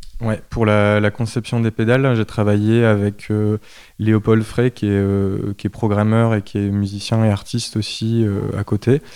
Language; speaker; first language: French; native; French